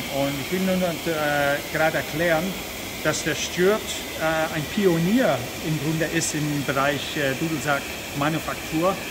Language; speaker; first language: German; native; German